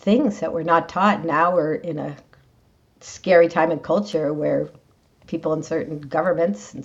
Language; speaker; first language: English; native; English